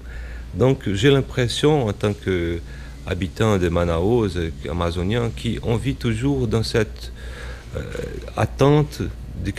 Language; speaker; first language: French; non-native, fluent; Portuguese